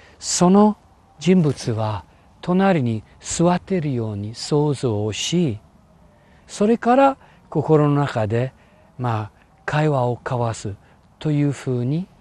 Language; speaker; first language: Japanese; non-native, fluent; English